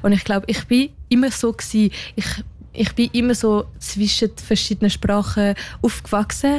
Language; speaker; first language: German; non-native, local second language; French